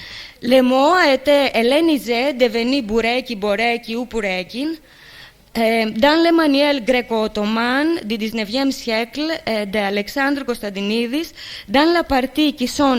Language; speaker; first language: French; non-native, fluent; Greek